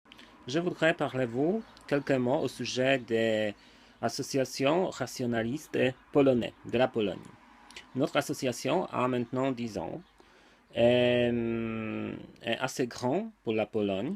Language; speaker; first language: French; non-native, learner; Polish